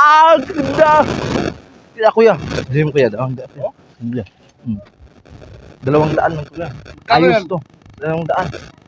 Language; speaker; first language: Filipino; non-native, local second language; Cebuano